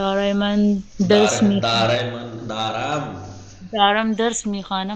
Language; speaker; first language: Persian; non-native, learner; Urdu